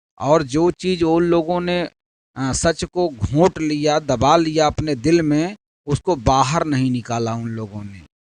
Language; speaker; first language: Hindi; native; Hindi